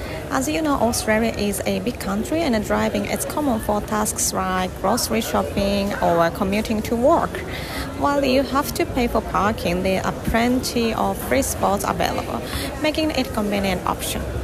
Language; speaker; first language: English; non-native, fluent; Japanese